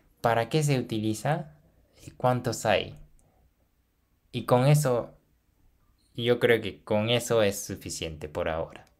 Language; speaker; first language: Spanish; non-native, fluent; Japanese